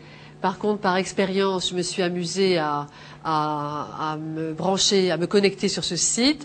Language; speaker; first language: French; native; French